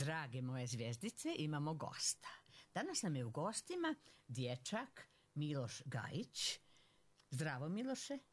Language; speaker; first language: Serbian; native; Serbian